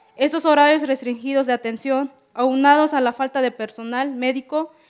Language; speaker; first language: Spanish; non-native, local second language; Tzeltal